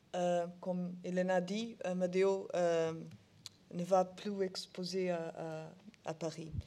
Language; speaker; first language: French; non-native, learner; Portuguese